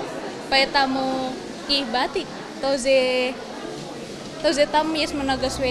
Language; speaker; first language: Russian; non-native, learner; Indonesian